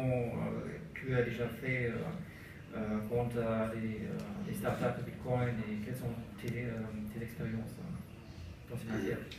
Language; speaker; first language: French; non-native, learner; German